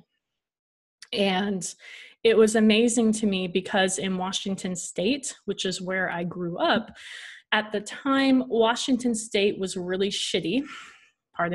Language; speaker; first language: English; native; English